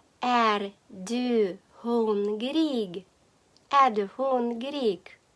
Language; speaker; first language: Swedish; non-native, learner; Ukrainian